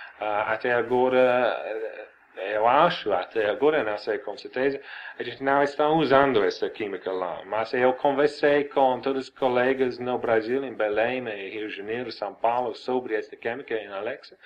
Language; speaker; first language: Portuguese; non-native, fluent; English